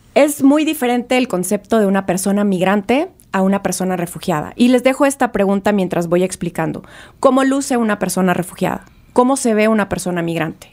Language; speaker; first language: Spanish; native; Spanish